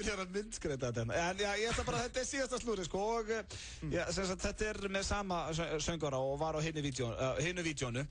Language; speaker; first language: Icelandic; native; Icelandic